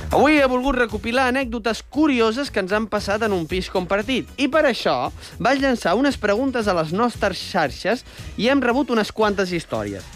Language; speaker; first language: Catalan; native; Catalan